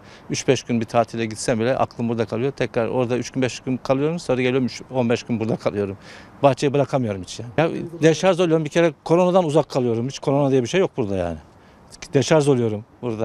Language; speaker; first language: Turkish; native; Turkish